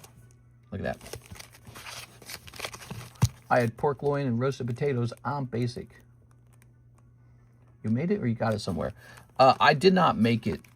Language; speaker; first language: English; native; English